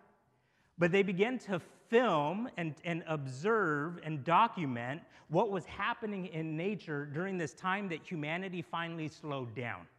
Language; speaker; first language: English; native; English